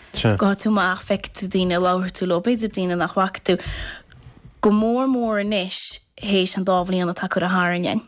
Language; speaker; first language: Irish; native; Irish